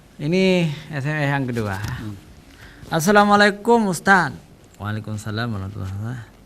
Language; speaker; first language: Malay; non-native, local second language; Achinese